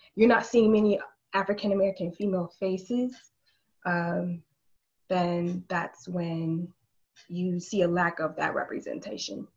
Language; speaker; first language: English; native; English